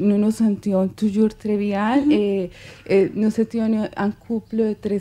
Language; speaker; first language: French; non-native, fluent; Spanish